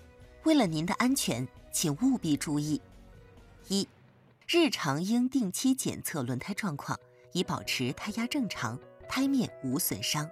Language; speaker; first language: Chinese; native; Chinese